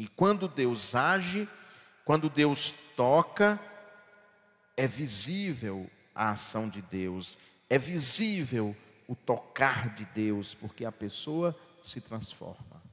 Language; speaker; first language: Portuguese; native; Portuguese